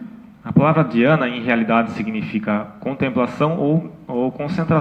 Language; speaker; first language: Portuguese; native; Portuguese